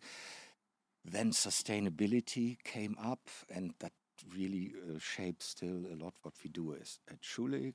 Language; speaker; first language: English; non-native, fluent; German